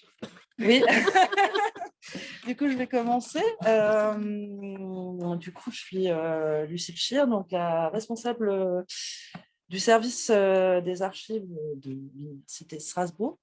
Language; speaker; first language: French; native; French